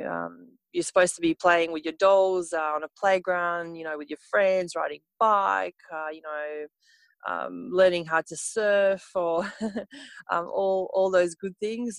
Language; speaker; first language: English; non-native, fluent; Serbian